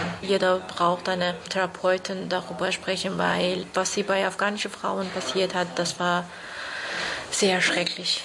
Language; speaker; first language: German; non-native, learner; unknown